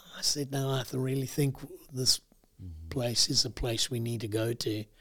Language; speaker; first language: English; native; English